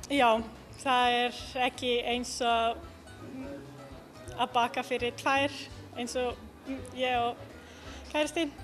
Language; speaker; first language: Icelandic; non-native, learner; Italian